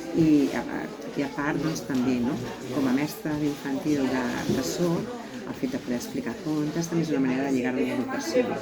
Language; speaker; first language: Catalan; native; Catalan